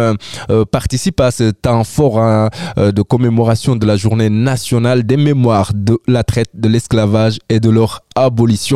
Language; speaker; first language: French; native; French